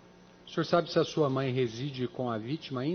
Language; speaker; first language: Portuguese; native; Portuguese